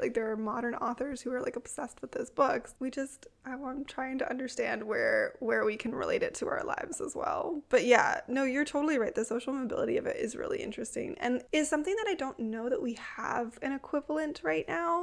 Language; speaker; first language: English; native; English